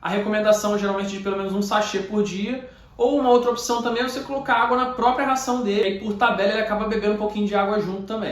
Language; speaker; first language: Portuguese; native; Portuguese